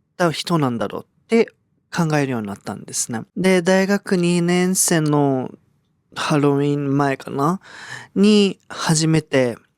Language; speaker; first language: Japanese; early bilingual, other home language; Portuguese